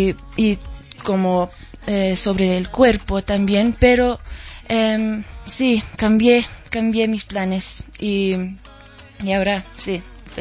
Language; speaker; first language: Spanish; early bilingual, heritage; English